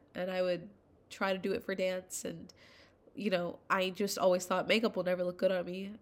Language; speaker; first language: English; early bilingual, other home language; Hindi